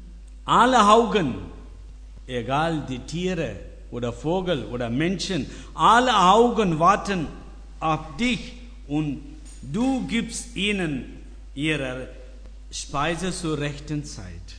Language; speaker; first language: German; non-native, learner; Tamil